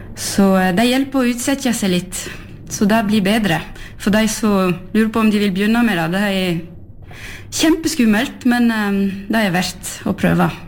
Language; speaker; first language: Norwegian; early bilingual, heritage; French